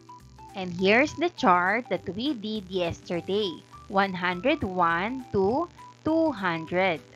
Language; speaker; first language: English; non-native, local second language; Filipino